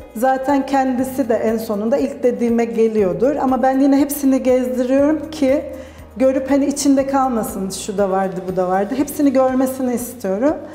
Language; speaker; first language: Turkish; native; Turkish